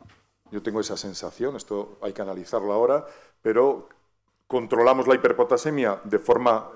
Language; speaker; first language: Spanish; native; Spanish